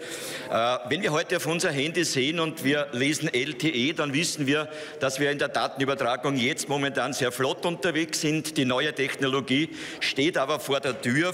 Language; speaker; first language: German; native; German